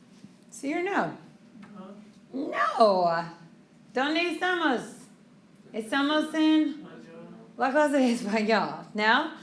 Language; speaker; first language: Spanish; non-native, fluent; English